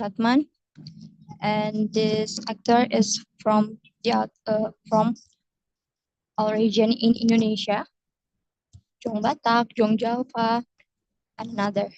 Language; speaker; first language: English; non-native, learner; Indonesian